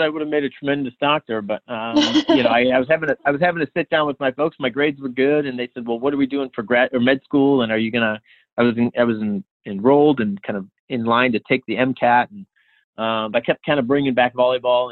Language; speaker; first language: English; native; English